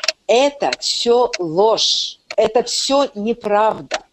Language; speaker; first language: Russian; native; Russian